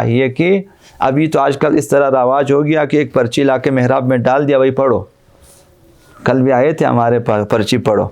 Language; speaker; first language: Urdu; non-native, local second language; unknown